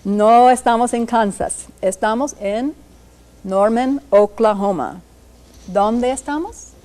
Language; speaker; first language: Spanish; non-native, learner; English